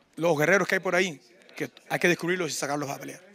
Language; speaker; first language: Spanish; native; Spanish